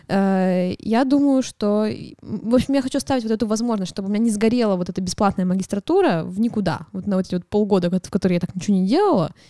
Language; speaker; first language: Russian; native; Russian